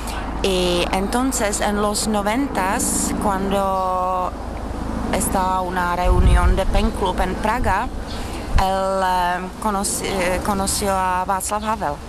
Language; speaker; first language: Spanish; non-native, fluent; Czech